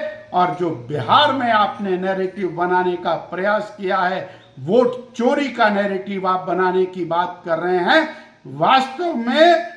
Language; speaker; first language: Hindi; native; Hindi